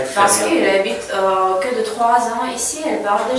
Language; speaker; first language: French; non-native, learner; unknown